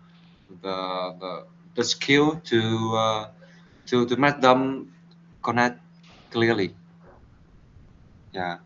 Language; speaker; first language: English; non-native, learner; Vietnamese